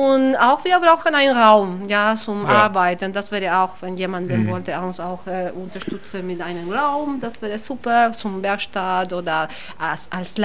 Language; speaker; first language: German; non-native, learner; Spanish